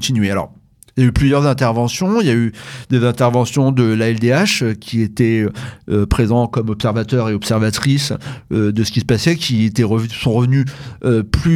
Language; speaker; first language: French; native; French